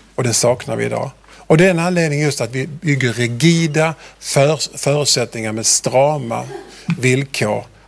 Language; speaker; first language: Swedish; native; Swedish